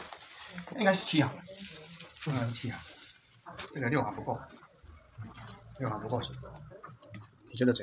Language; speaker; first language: Chinese; native; Chinese